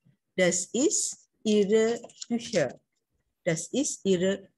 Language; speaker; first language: German; non-native, learner; Indonesian